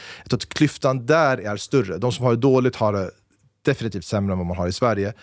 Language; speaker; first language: Swedish; native; Swedish